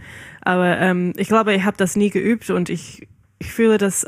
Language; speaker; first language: German; non-native, fluent; English